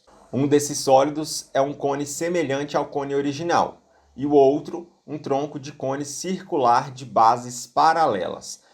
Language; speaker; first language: Portuguese; native; Portuguese